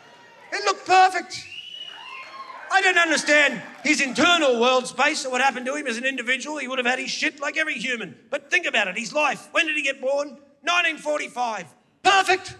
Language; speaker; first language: English; native; English